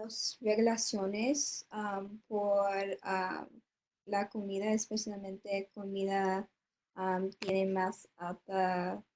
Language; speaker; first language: Spanish; non-native, learner; English